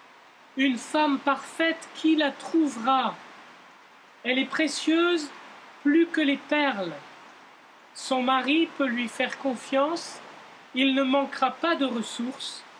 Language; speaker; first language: French; native; French